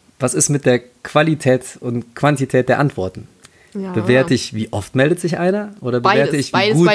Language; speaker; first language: German; native; German